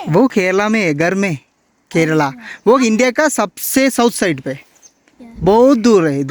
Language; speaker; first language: Hindi; non-native, local second language; Malayalam